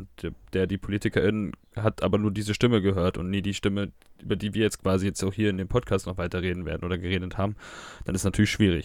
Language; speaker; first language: German; native; German